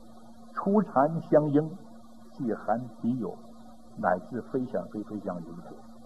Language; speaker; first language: Chinese; native; Chinese